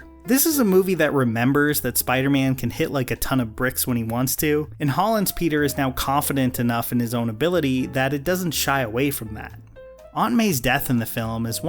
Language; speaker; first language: English; native; English